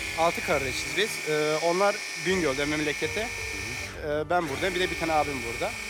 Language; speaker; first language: Turkish; non-native, local second language; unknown